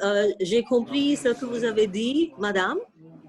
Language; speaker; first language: French; non-native, fluent; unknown